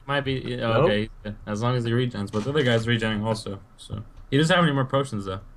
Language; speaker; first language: English; native; English